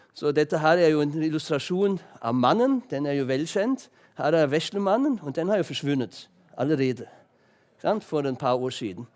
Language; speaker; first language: Norwegian; non-native, fluent; German